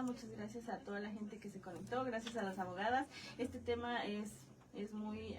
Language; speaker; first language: Spanish; native; Spanish